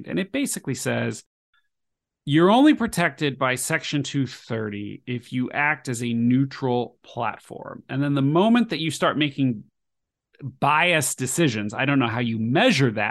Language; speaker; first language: English; native; English